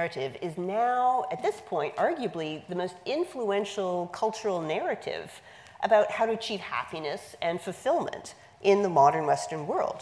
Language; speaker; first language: English; native; English